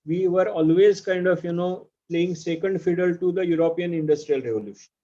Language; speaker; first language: English; non-native, local second language; Marathi